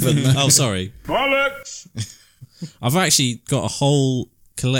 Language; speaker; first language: English; native; English